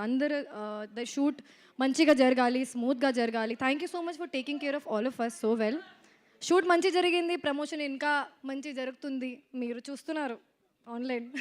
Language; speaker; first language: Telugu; non-native, local second language; Hindi